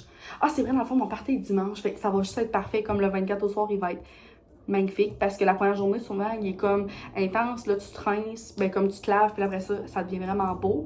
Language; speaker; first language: French; native; French